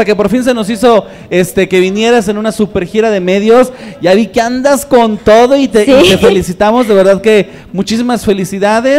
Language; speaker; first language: Spanish; native; Spanish